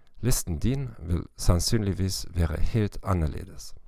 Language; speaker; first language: Norwegian; non-native, learner; German